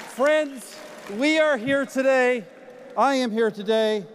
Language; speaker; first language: English; native; English